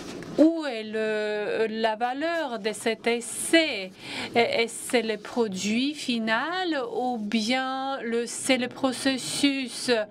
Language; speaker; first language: French; non-native, fluent; Latvian